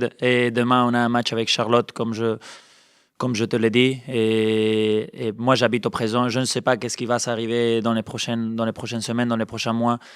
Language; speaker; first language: French; non-native, fluent; Spanish